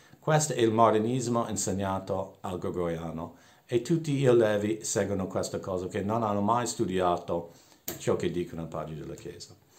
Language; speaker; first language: Italian; non-native, fluent; English